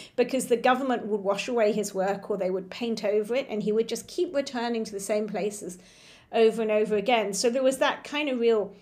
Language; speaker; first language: English; native; English